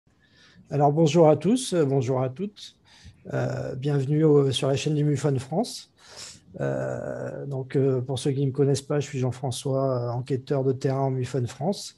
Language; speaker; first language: French; native; French